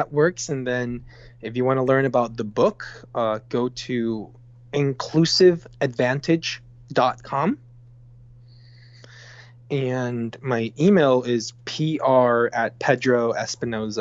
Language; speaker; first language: English; non-native, fluent; Spanish